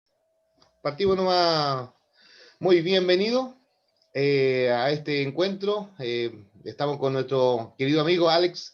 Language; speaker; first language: Spanish; native; Spanish